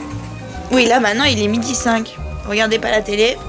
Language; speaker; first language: French; native; French